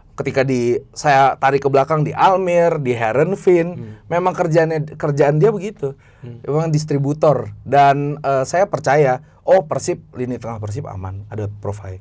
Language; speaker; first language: Indonesian; native; Indonesian